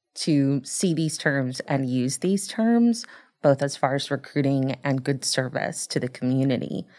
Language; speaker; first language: English; early bilingual, other home language; Spanish